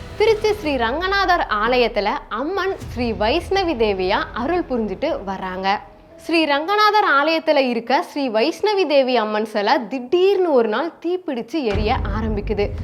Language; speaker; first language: Tamil; native; Tamil